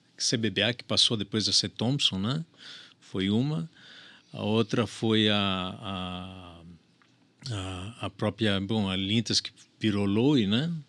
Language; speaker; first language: Portuguese; early bilingual, other home language; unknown